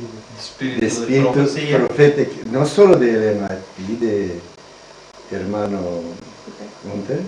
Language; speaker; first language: Spanish; non-native, learner; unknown